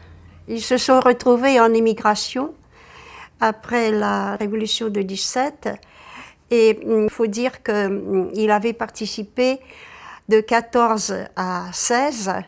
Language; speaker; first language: French; early bilingual, other home language; Russian